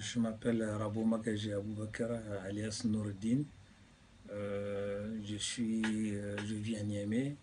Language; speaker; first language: French; non-native, local second language; Hausa